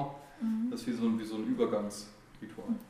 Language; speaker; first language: German; native; German